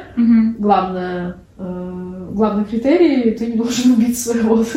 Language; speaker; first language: Russian; non-native, local second language; Belarusian